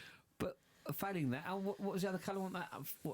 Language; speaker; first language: English; native; English